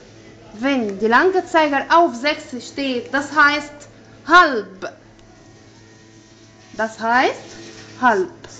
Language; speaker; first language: German; non-native, fluent; Arabic